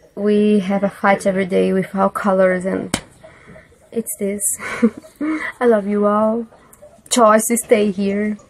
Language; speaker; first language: English; non-native, learner; Portuguese